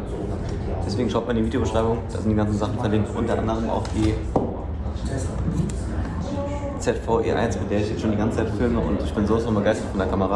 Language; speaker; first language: German; native; German